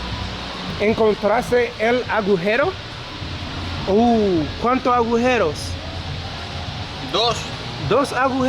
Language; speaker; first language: Spanish; non-native, learner; English